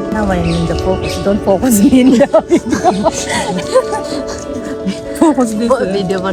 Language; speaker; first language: English; non-native, learner; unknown